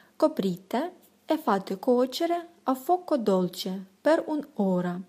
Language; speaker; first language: Italian; non-native, learner; Ukrainian